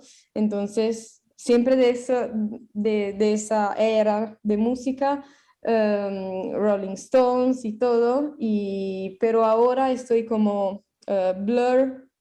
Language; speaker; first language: Spanish; non-native, fluent; Italian